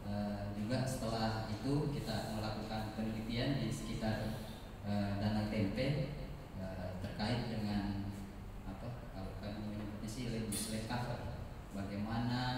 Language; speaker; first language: Indonesian; native; Indonesian